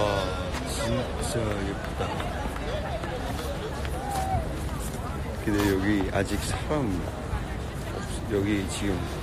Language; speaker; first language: Korean; non-native, fluent; Chinese